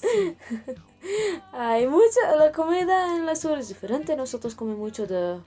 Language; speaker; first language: Spanish; non-native, learner; Telugu